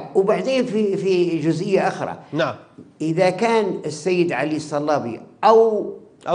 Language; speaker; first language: Arabic; native; Arabic